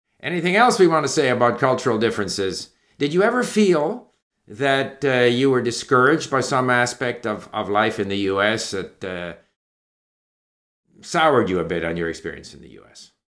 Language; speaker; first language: English; native; English